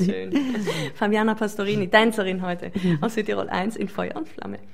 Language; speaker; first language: German; native; German